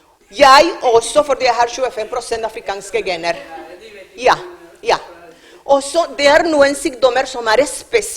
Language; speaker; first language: Norwegian; non-native, learner; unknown